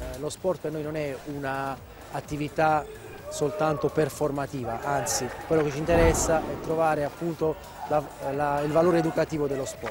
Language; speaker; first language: Italian; native; Italian